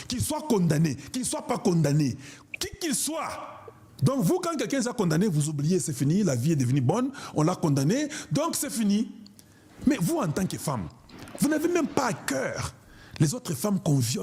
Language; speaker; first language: French; non-native, local second language; Lingala